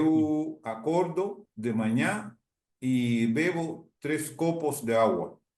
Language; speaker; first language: Portuguese; non-native, learner; Spanish